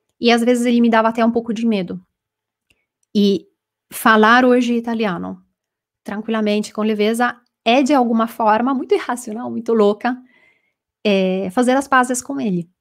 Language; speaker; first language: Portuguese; non-native, fluent; Italian